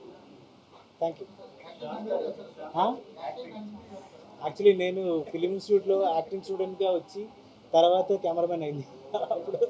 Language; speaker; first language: Telugu; non-native, fluent; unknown